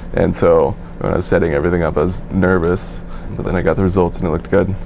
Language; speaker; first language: English; native; English